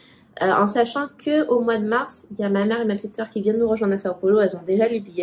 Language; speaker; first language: French; native; French